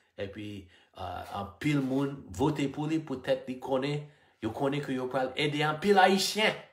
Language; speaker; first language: Haitian Creole; non-native, fluent; English